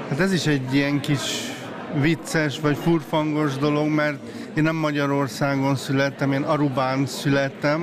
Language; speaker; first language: Hungarian; early bilingual, heritage; Hungarian